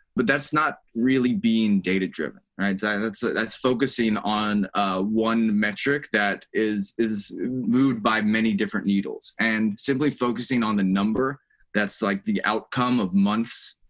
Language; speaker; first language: English; native; English